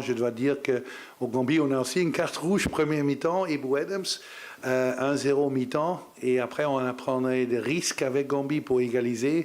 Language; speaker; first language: French; non-native, learner; Dutch